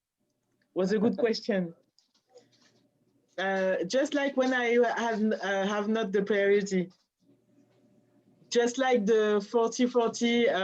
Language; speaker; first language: English; non-native, learner; French